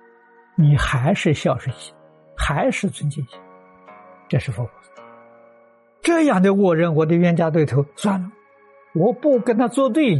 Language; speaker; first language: Chinese; native; Chinese